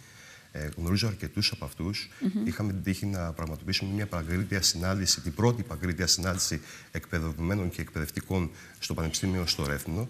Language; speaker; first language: Greek; native; Greek